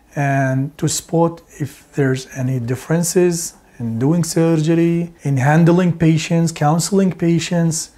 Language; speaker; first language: English; non-native, fluent; Arabic